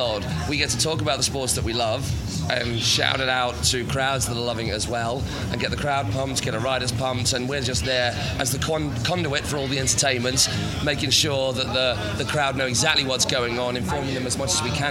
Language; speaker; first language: English; native; English